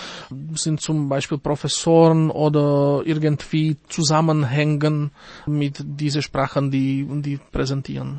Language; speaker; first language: German; non-native, fluent; Slovak